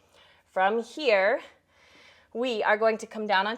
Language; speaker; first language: English; native; English